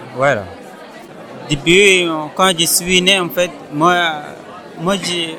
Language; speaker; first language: French; non-native, fluent; Arabic